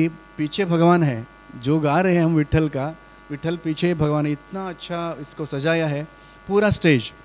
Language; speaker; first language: Hindi; non-native, local second language; Kannada